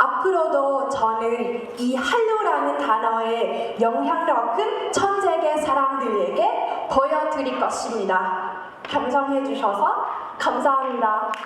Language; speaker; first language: Korean; non-native, fluent; Thai